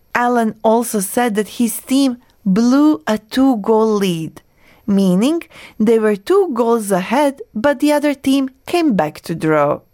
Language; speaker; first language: English; non-native, fluent; Croatian